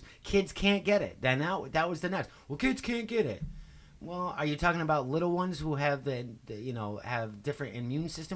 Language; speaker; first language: English; native; English